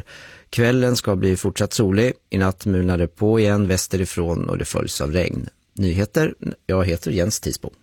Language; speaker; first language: Swedish; native; Swedish